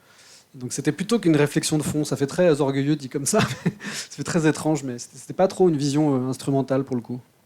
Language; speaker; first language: French; native; French